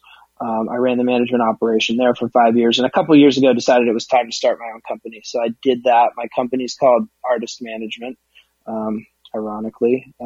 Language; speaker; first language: English; native; English